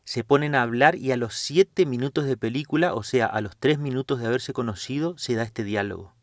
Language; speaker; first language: Spanish; native; Spanish